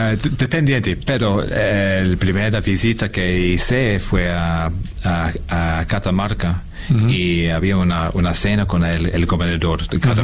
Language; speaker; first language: Spanish; non-native, learner; English